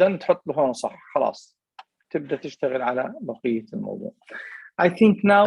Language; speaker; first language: Arabic; native; Arabic